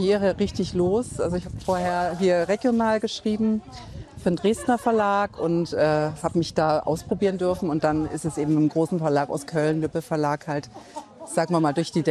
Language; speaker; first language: German; native; German